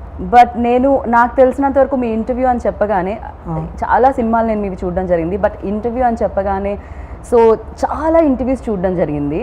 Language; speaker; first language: Telugu; native; Telugu